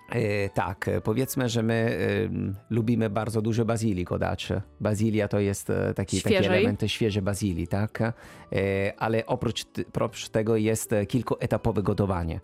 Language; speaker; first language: Polish; non-native, fluent; Italian